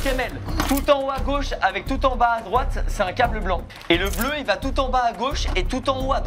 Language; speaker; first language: French; native; French